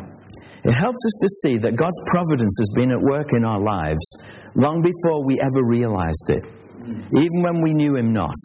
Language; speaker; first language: English; native; English